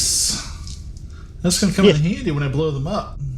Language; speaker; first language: English; native; English